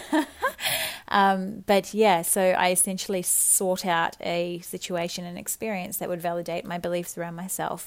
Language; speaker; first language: English; native; English